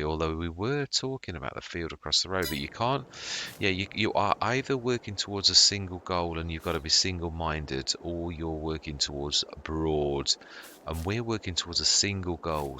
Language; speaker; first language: English; native; English